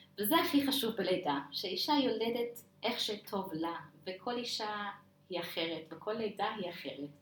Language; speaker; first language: Hebrew; non-native, fluent; English